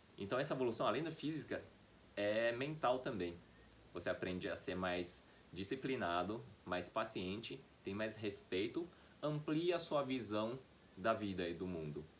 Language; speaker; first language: Portuguese; non-native, fluent; Chinese